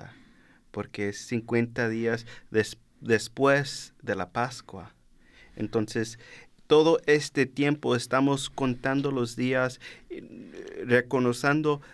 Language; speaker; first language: Spanish; early bilingual, heritage; Spanish